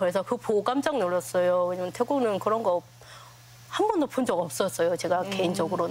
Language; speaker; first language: Korean; non-native, fluent; Thai